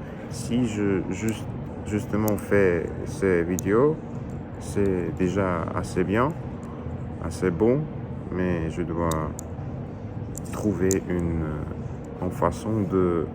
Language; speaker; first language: French; non-native, learner; Russian